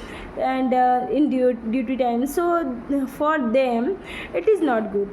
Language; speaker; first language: English; non-native, learner; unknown